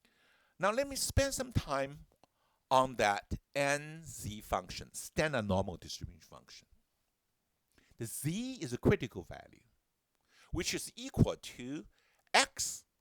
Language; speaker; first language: English; non-native, fluent; Chinese